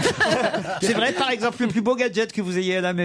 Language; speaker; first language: French; native; French